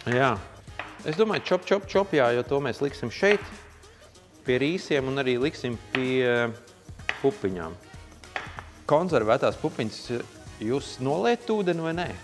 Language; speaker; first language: Latvian; native; Latvian